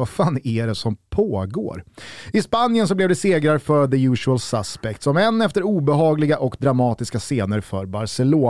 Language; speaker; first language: Swedish; native; Swedish